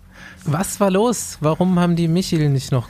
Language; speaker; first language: German; native; German